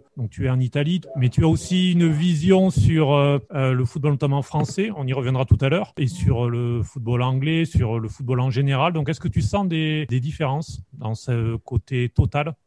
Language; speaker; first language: French; native; French